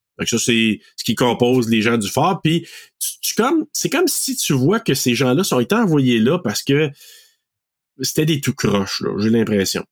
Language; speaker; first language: French; native; French